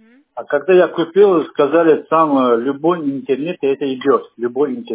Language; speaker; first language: Russian; non-native, fluent; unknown